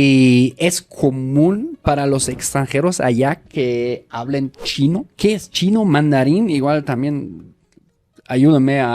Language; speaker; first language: Spanish; native; Spanish